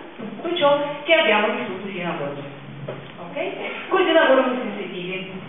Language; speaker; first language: Italian; non-native, fluent; Russian